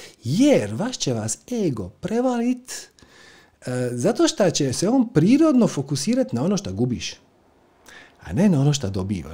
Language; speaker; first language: Croatian; native; Croatian